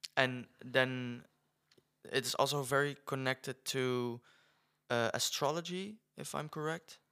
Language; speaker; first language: English; non-native, fluent; Dutch